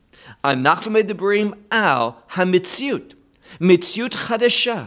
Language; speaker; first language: Hebrew; non-native, fluent; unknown